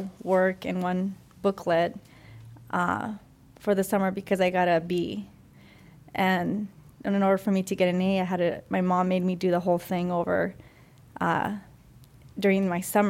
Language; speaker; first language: English; early bilingual, other home language; Spanish